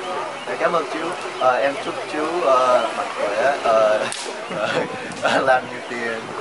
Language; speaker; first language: Vietnamese; early bilingual, heritage; Vietnamese